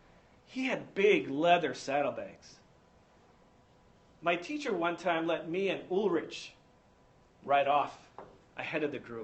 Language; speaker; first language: English; native; English